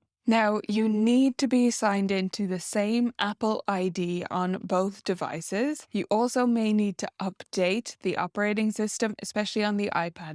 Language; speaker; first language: English; native; English